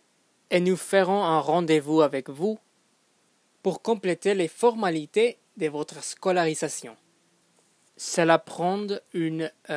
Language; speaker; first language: French; non-native, fluent; English